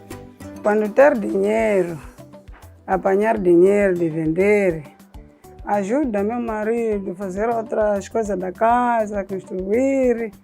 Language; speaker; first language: Portuguese; non-native, local second language; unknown